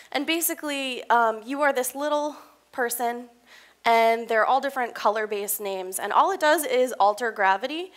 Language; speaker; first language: English; native; English